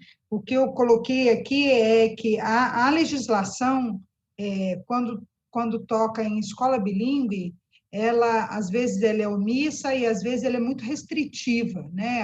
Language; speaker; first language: Portuguese; native; Portuguese